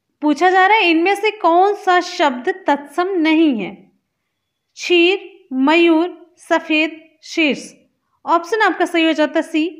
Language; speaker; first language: Hindi; native; Hindi